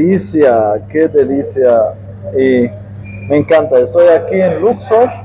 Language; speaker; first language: Spanish; non-native, fluent; Arabic